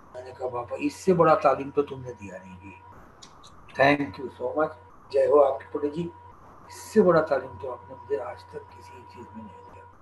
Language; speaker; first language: Hindi; non-native, local second language; Bangla